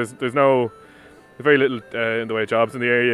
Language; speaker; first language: English; non-native, local second language; Irish